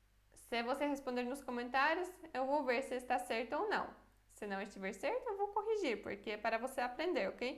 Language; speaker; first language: Portuguese; non-native, fluent; Polish